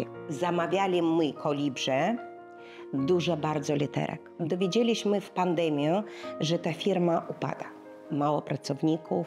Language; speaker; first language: Polish; non-native, learner; Russian